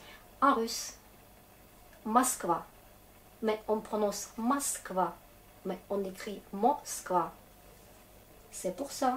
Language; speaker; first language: French; non-native, fluent; Russian